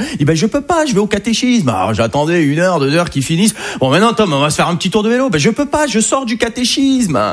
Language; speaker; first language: French; native; French